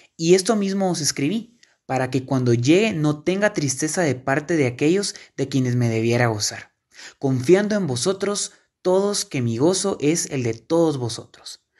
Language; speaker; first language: Spanish; native; Spanish